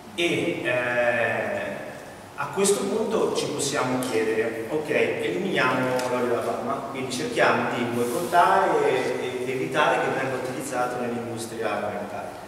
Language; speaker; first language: Italian; native; Italian